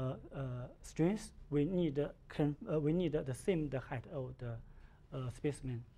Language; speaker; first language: English; non-native, learner; Chinese